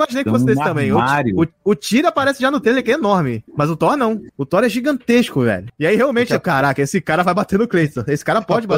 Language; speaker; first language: Portuguese; native; Portuguese